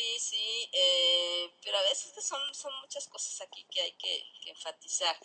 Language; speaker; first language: Spanish; native; Spanish